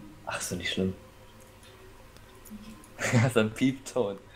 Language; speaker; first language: German; native; German